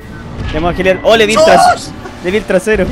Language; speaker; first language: Spanish; native; Spanish